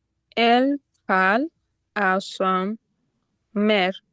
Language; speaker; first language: French; non-native, learner; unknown